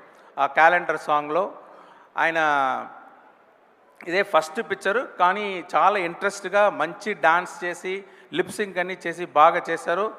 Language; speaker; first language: Telugu; non-native, learner; Tamil